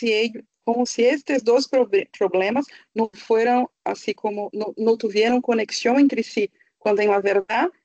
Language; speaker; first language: Spanish; non-native, fluent; Portuguese